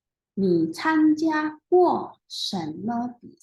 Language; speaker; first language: Chinese; non-native, fluent; Indonesian